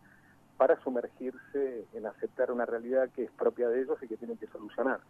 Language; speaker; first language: Spanish; native; Spanish